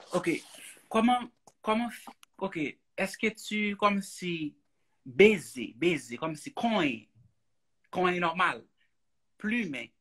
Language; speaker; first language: French; non-native, learner; Haitian Creole